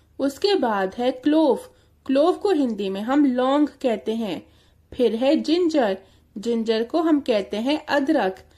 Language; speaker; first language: Hindi; native; Hindi